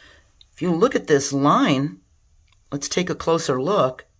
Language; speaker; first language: English; native; English